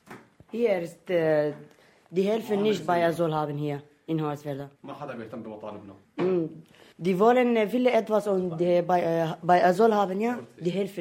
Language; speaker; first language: German; non-native, learner; Arabic